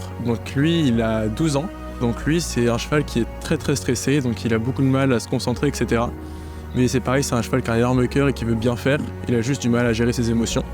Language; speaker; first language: French; native; French